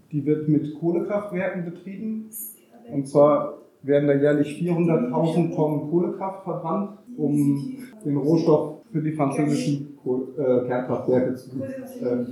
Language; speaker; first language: German; native; German